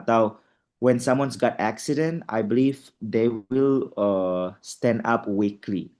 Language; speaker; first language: English; non-native, fluent; Indonesian